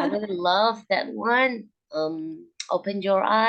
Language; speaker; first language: English; non-native, learner; Indonesian